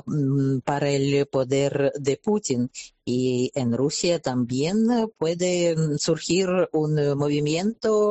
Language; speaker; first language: Spanish; non-native, fluent; Russian